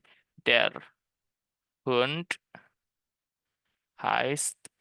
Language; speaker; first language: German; non-native, fluent; Indonesian